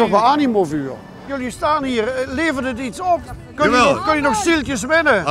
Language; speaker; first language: Dutch; native; Dutch